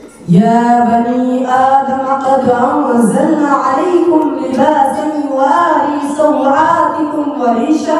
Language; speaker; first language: Arabic; non-native, learner; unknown